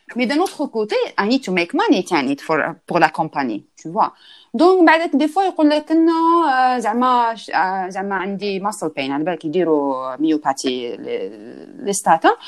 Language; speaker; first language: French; non-native, local second language; Arabic